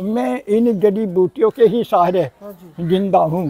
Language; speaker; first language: Hindi; native; Hindi